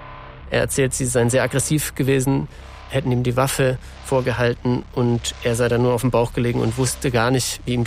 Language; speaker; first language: German; native; German